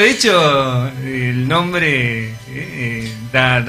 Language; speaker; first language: Spanish; native; Spanish